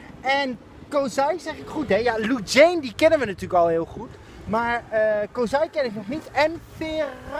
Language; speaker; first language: Dutch; native; Dutch